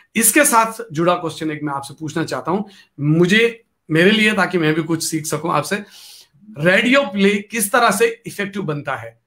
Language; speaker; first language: Hindi; non-native, local second language; Kashmiri